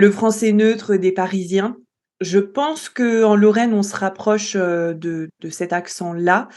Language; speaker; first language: French; native; French